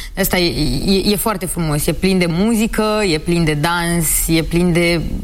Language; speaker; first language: Romanian; non-native, local second language; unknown